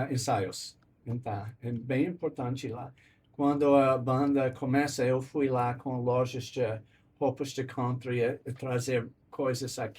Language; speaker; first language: Portuguese; non-native, learner; English